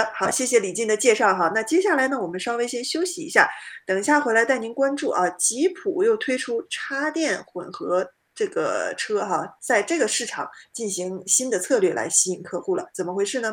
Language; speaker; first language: Chinese; native; Chinese